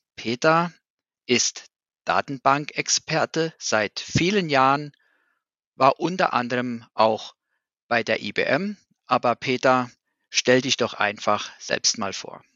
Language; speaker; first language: German; native; German